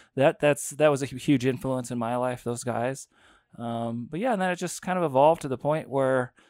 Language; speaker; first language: English; native; English